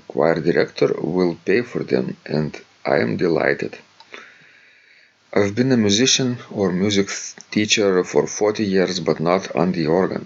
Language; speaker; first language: English; non-native, fluent; Lithuanian